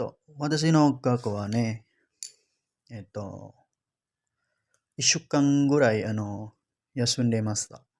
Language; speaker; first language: Japanese; non-native, learner; Indonesian